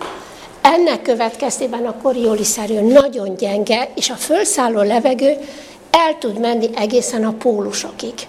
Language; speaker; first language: Hungarian; native; Hungarian